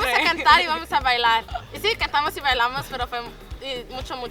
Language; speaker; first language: Spanish; non-native, learner; English